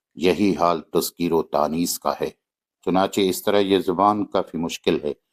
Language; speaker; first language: Urdu; native; Urdu